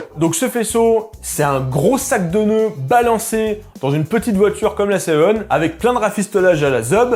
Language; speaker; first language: French; native; French